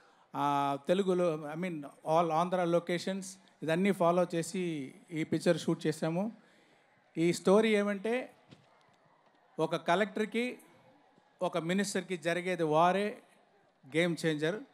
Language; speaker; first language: Telugu; non-native, learner; Tamil